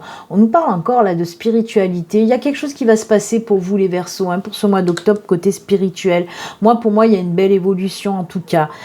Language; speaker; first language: French; native; French